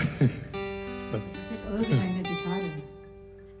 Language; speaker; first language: German; non-native, fluent; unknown